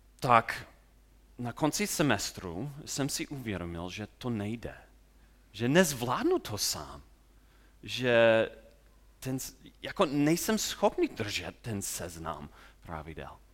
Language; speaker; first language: Czech; non-native, fluent; English